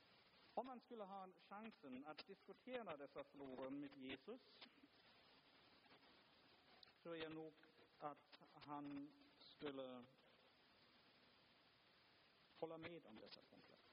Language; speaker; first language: Swedish; non-native, fluent; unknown